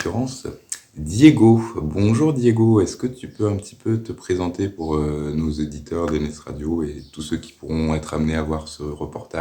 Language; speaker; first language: French; native; French